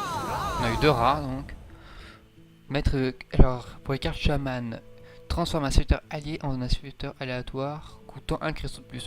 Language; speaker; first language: French; native; French